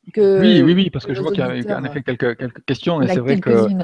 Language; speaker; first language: French; native; French